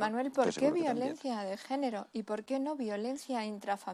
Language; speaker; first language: Spanish; native; Spanish